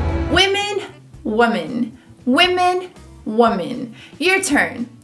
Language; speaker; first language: English; non-native, fluent; Portuguese